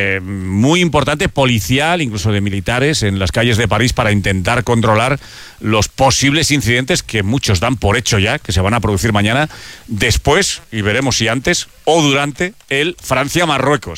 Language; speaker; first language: Spanish; native; Spanish